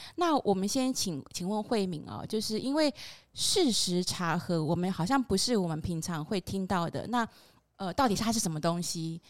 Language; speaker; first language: Chinese; non-native, fluent; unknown